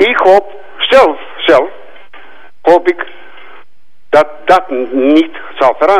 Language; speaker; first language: Dutch; non-native, fluent; Greek